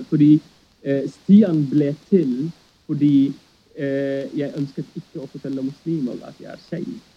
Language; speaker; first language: Norwegian; early bilingual, other home language; Arabic